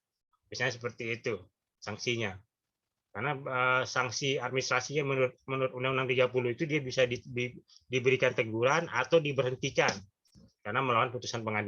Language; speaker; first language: Indonesian; native; Indonesian